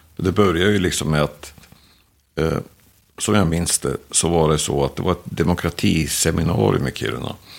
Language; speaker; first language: Swedish; native; Swedish